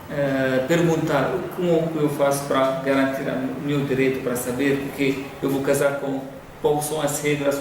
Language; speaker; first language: Portuguese; non-native, fluent; Arabic